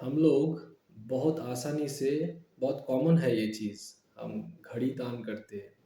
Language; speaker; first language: Hindi; non-native, local second language; Bangla